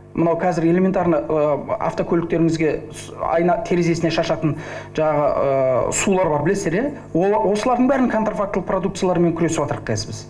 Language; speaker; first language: Kazakh; native; Kazakh